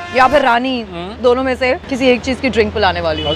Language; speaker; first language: Hindi; native; Hindi